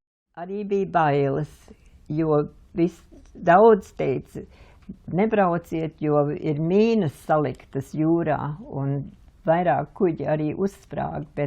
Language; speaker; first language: Latvian; early bilingual, heritage; Latvian